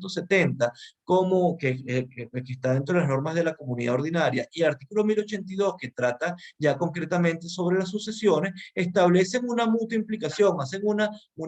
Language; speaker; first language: Spanish; native; Spanish